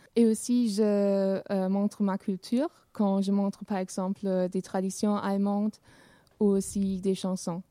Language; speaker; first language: French; non-native, fluent; German